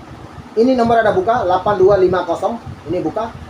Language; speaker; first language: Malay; non-native, learner; Bangla